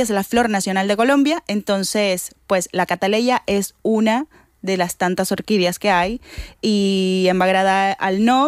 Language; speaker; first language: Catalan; non-native, fluent; Spanish